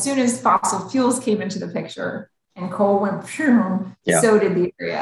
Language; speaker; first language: English; native; English